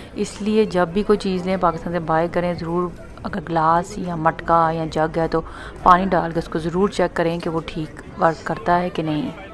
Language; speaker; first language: Urdu; native; Urdu